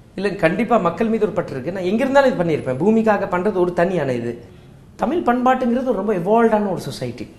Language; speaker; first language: Tamil; non-native, local second language; Marwari